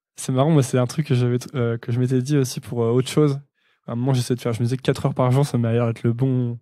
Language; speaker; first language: French; native; French